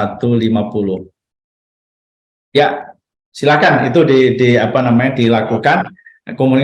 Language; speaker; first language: Indonesian; native; Indonesian